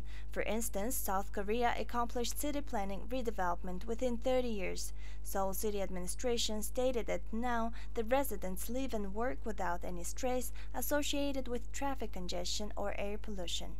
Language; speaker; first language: English; non-native, fluent; Mongolian